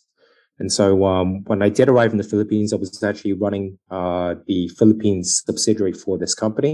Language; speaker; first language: English; native; English